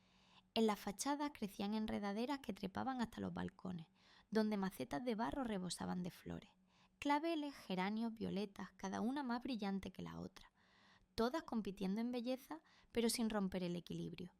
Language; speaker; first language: Spanish; native; Spanish